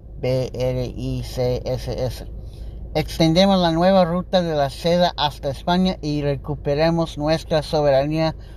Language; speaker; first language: Spanish; non-native, learner; English